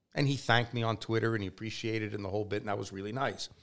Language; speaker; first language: English; native; English